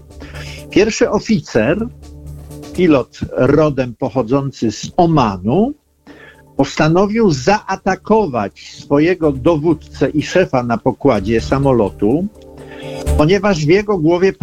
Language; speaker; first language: Polish; native; Polish